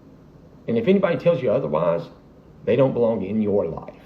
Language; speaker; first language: English; native; English